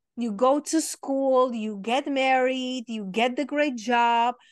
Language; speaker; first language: English; non-native, fluent; Czech